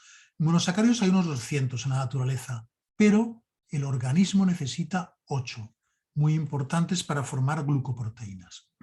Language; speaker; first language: Spanish; native; Spanish